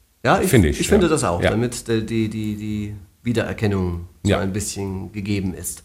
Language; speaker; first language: German; native; German